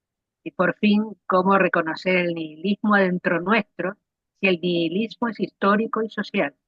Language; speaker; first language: Spanish; native; Spanish